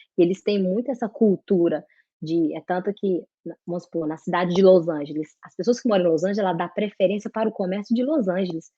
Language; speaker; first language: Portuguese; native; Portuguese